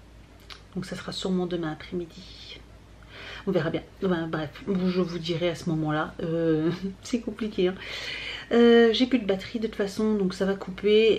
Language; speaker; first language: French; native; French